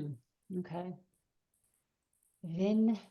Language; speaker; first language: German; non-native, learner; English